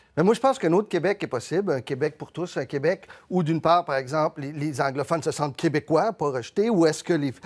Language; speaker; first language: French; early bilingual, other home language; Spanish